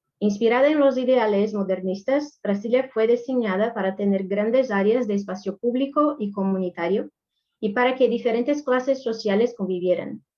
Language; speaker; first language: Spanish; non-native, fluent; Portuguese